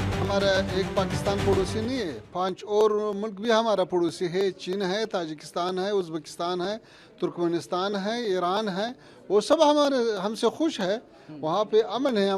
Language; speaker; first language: Hindi; non-native, fluent; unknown